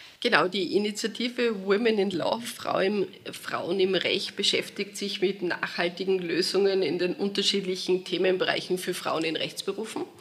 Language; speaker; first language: German; native; German